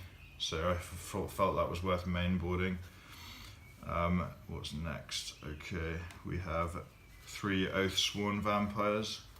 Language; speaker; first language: English; native; English